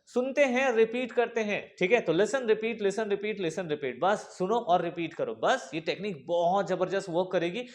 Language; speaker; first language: Hindi; native; Hindi